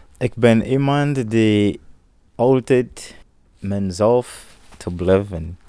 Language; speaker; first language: Dutch; non-native, learner; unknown